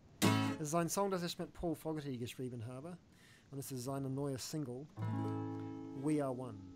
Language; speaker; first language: German; non-native, learner; English